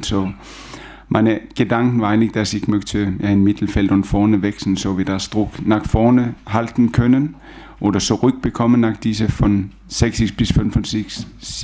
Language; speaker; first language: German; non-native, fluent; Danish